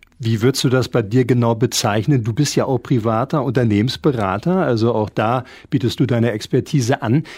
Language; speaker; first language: German; native; German